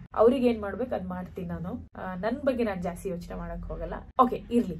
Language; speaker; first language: Kannada; native; Kannada